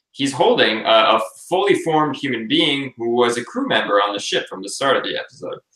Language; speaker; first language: English; native; English